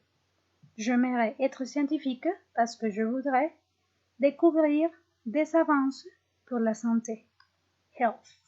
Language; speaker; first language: French; non-native, fluent; Spanish